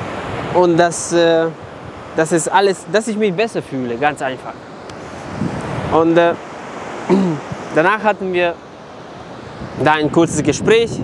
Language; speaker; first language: German; non-native, fluent; Serbian